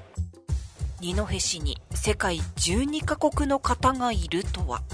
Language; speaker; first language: Japanese; native; Japanese